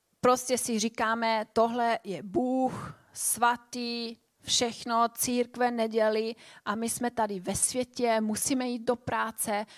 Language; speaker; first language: Czech; non-native, fluent; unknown